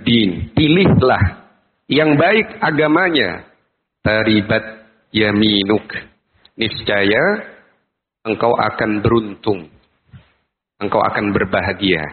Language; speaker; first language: Indonesian; native; Indonesian